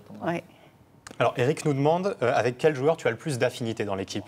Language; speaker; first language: French; native; French